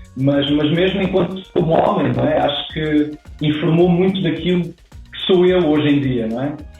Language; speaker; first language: Portuguese; native; Portuguese